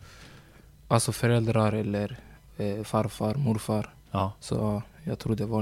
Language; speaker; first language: Swedish; early bilingual, other home language; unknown